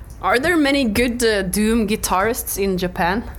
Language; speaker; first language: English; non-native, learner; Norwegian